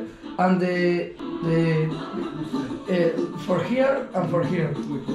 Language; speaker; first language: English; non-native, learner; Spanish